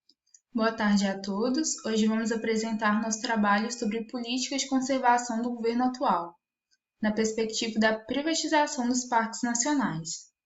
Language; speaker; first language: Portuguese; native; Portuguese